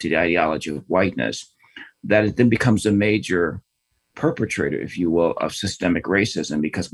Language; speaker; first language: English; native; English